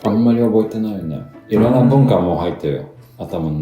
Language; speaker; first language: Japanese; non-native, fluent; Lithuanian